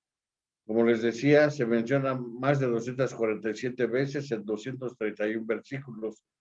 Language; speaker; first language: Spanish; native; Spanish